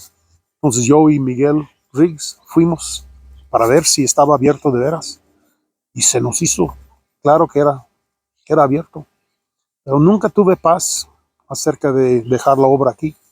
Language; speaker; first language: Spanish; non-native, fluent; English